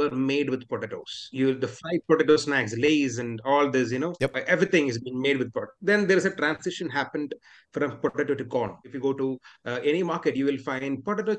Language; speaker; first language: English; non-native, local second language; Malayalam